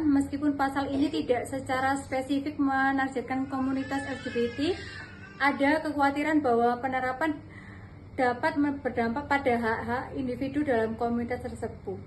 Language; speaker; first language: Indonesian; native; Indonesian